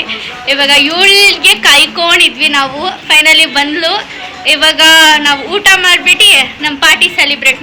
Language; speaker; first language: Kannada; non-native, local second language; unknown